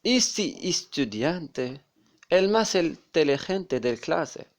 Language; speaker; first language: Spanish; non-native, fluent; Arabic